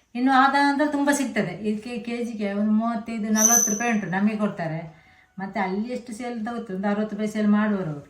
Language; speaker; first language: Kannada; native; Kannada